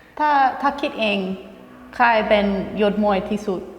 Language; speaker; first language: Thai; non-native, fluent; English